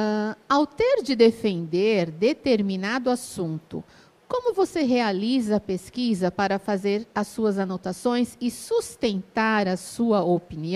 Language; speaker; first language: Portuguese; native; Portuguese